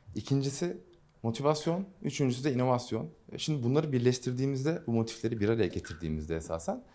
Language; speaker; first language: Turkish; non-native, local second language; Dutch